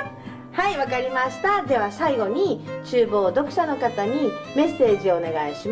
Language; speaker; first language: Japanese; native; Japanese